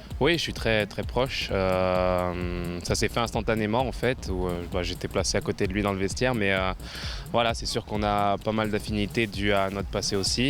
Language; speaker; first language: French; native; French